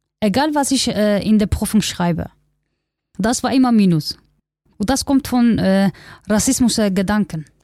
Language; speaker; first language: German; non-native, learner; Kurdish